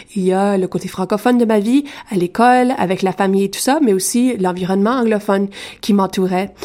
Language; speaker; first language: French; native; French